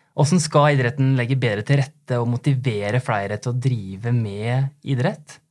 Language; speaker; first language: Norwegian; native; Norwegian